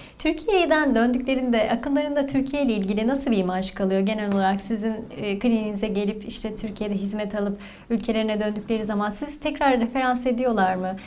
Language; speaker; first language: Turkish; native; Turkish